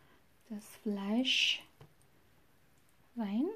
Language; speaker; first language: German; non-native, learner; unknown